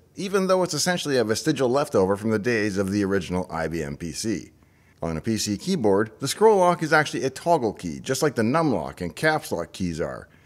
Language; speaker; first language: English; native; English